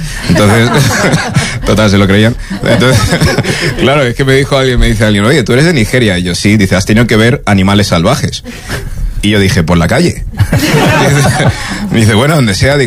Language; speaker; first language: Spanish; early bilingual, other home language; English